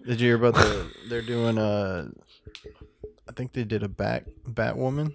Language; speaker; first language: English; native; English